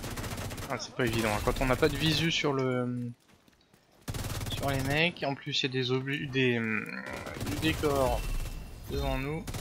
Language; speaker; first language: French; native; French